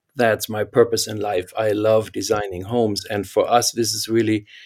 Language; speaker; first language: English; non-native, fluent; German